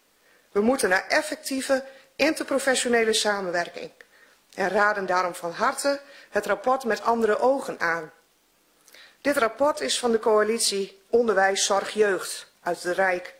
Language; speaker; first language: Dutch; native; Dutch